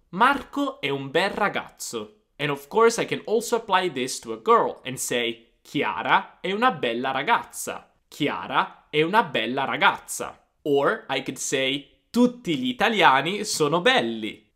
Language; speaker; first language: Italian; native; Italian